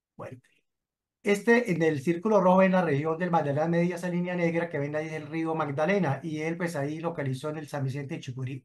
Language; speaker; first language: Spanish; native; Spanish